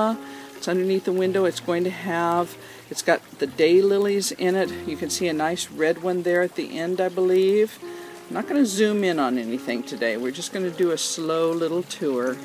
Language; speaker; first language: English; native; English